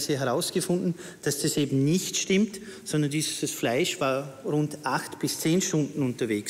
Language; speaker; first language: German; native; German